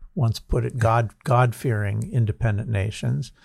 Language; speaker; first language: English; native; English